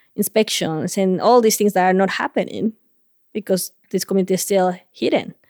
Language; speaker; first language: English; non-native, fluent; Spanish